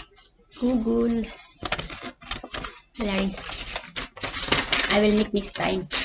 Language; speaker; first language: English; non-native, learner; Cebuano